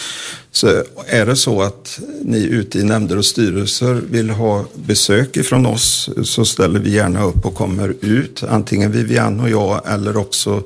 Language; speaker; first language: Swedish; native; Swedish